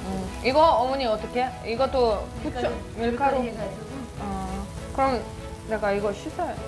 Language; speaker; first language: Korean; non-native, fluent; Russian